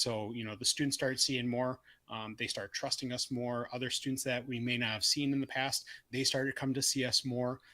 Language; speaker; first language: English; native; English